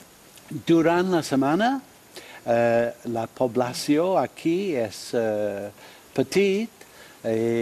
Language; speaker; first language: Catalan; non-native, fluent; English